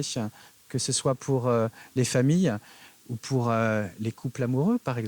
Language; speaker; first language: French; native; French